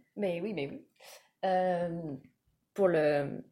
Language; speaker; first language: French; non-native, fluent; English